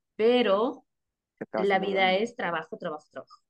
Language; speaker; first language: Spanish; early bilingual, heritage; Spanish